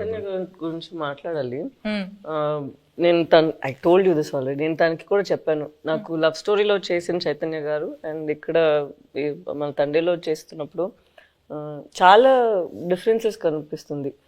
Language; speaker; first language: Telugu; non-native, fluent; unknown